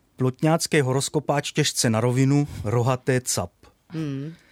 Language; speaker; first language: Czech; native; Czech